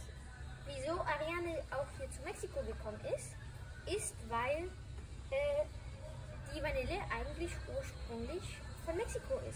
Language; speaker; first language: German; early bilingual, heritage; German